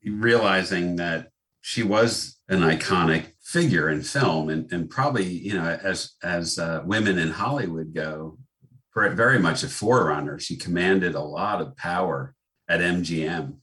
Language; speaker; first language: English; native; English